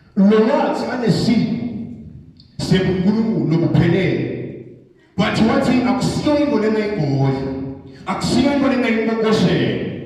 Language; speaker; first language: Zulu; non-native, local second language; Swati